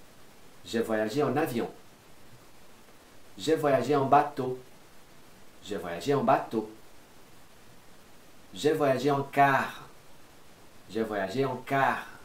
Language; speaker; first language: French; non-native, fluent; Portuguese